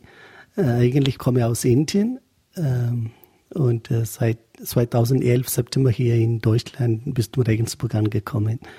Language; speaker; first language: German; non-native, learner; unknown